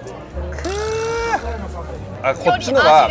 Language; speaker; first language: Japanese; native; Japanese